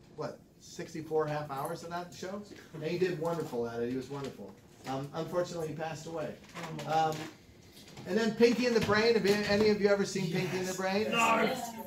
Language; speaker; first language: English; native; English